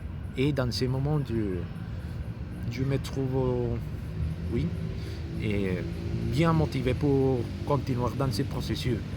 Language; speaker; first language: French; non-native, learner; Spanish